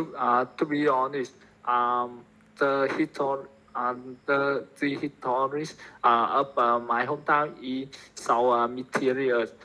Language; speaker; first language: English; non-native, learner; Vietnamese